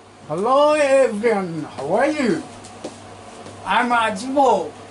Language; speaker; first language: English; non-native, learner; Japanese